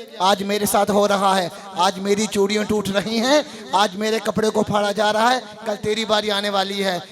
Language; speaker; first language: Urdu; non-native, local second language; Punjabi